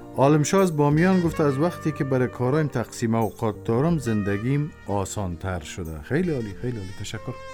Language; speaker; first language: Persian; native; Persian